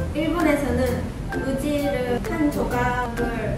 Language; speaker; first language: Korean; non-native, fluent; Japanese